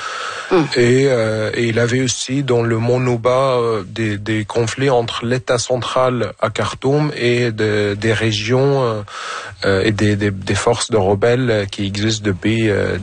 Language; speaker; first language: French; non-native, fluent; Arabic